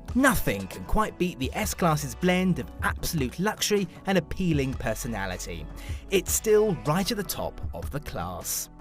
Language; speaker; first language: English; native; English